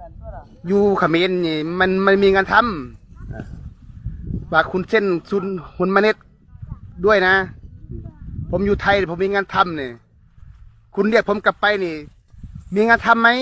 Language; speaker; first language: Thai; non-native, learner; Khmer